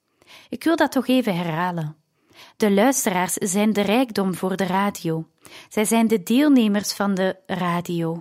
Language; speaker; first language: Dutch; native; Dutch